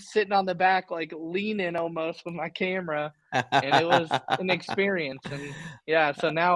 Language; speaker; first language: English; native; English